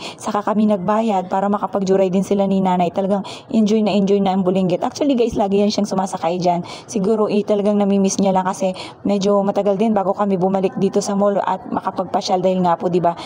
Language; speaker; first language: Filipino; native; Filipino